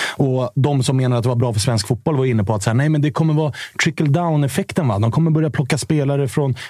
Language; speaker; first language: Swedish; native; Swedish